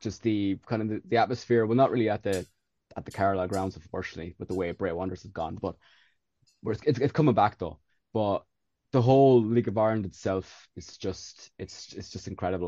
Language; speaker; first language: English; native; English